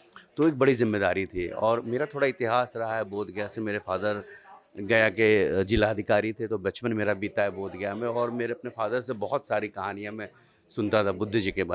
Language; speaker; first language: Hindi; native; Hindi